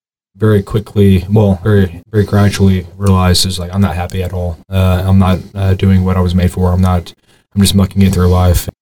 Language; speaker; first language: English; native; English